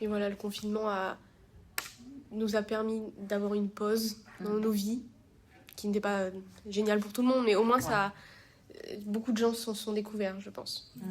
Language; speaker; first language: French; native; French